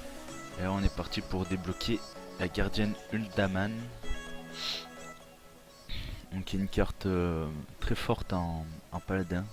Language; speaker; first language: French; native; French